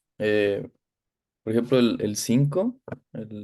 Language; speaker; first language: Spanish; native; Spanish